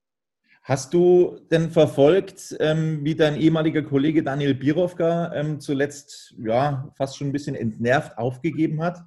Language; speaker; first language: German; native; German